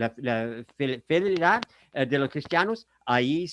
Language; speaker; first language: Spanish; non-native, fluent; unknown